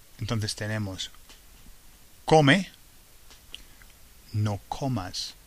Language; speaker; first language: Spanish; non-native, fluent; English